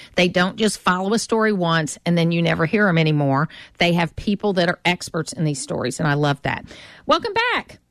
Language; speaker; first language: English; native; English